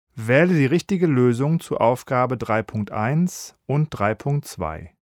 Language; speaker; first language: German; native; German